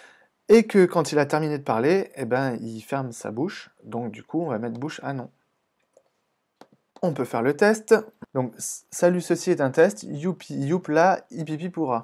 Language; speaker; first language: French; native; French